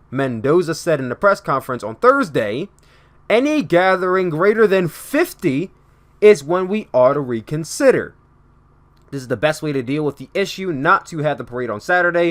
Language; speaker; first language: English; native; English